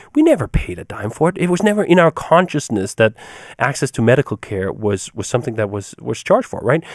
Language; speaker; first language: English; non-native, fluent; Danish